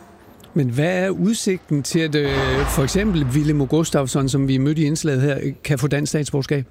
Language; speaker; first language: Danish; native; Danish